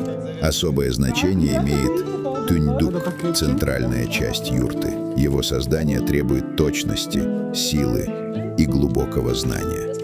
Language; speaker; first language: Russian; native; Russian